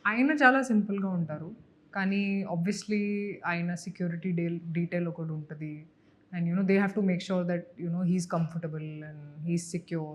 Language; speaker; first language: Telugu; non-native, fluent; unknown